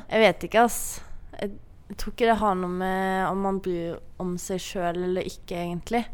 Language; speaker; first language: Norwegian; native; Norwegian